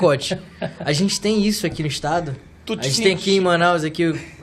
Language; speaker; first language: Portuguese; native; Portuguese